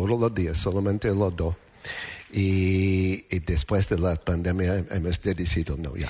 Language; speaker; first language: Spanish; non-native, learner; English